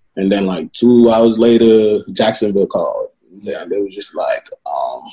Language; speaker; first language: English; non-native, local second language; Yoruba